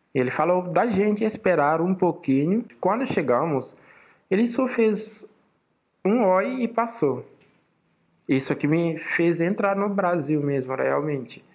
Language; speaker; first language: Portuguese; non-native, fluent; Wolof